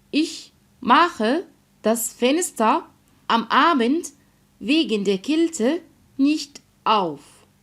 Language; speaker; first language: German; non-native, fluent; Arabic